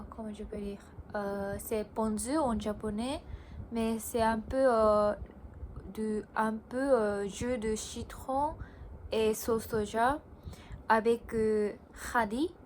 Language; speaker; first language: French; non-native, learner; Japanese